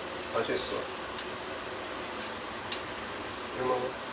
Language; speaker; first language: Korean; non-native, learner; Urdu